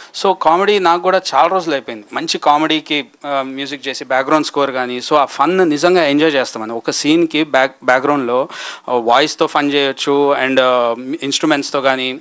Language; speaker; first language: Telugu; native; Telugu